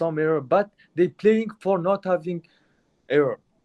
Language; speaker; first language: English; non-native, learner; Mongolian